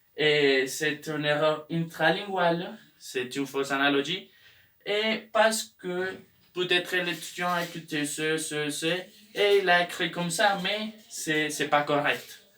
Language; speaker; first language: French; non-native, learner; Spanish